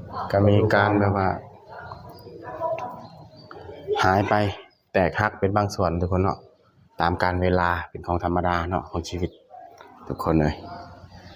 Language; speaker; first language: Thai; non-native, local second language; Northeastern Thai